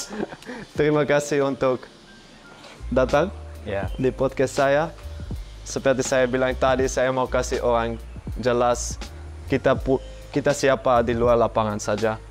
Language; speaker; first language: Indonesian; non-native, fluent; Dutch